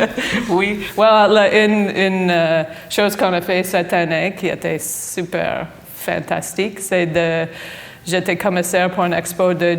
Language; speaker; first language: French; non-native, fluent; English